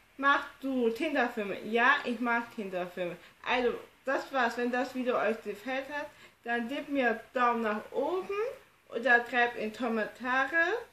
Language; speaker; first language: German; early bilingual, other home language; Turkish